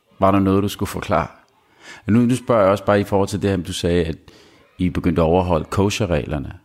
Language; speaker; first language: Danish; early bilingual, other home language; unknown